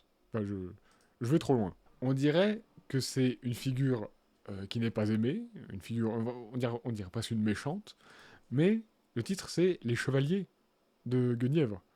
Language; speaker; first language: French; native; French